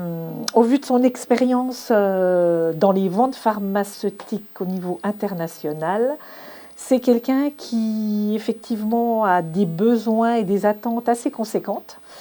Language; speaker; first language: French; native; French